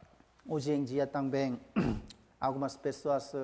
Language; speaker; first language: Portuguese; non-native, fluent; Korean